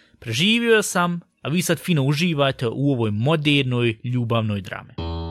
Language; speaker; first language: Bosnian; early bilingual, heritage; Bosnian